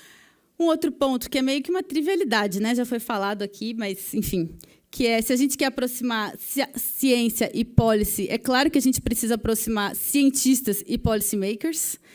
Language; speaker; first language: Portuguese; native; Portuguese